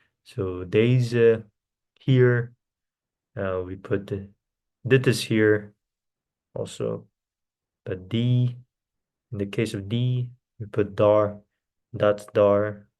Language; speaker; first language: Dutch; non-native, learner; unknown